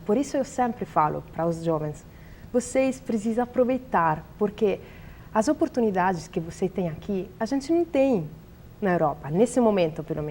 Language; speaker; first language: Portuguese; non-native, learner; Italian